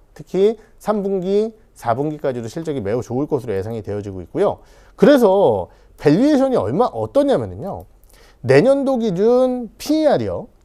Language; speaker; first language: Korean; native; Korean